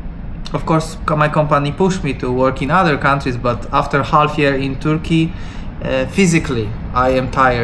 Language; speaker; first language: English; non-native, learner; Polish